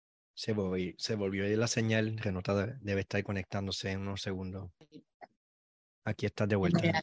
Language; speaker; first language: Spanish; native; Spanish